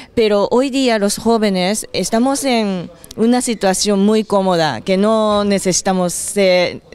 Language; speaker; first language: Spanish; non-native, fluent; Japanese